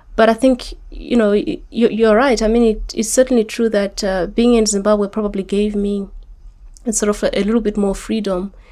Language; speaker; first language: English; non-native, local second language; Shona